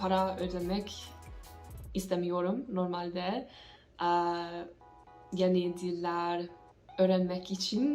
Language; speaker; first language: Turkish; non-native, learner; English